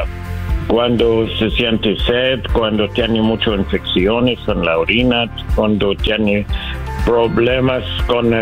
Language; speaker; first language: Spanish; non-native, learner; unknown